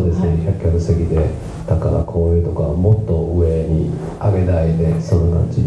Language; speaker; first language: Japanese; non-native, learner; Chinese